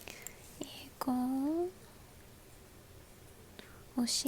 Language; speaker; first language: Japanese; non-native, learner; English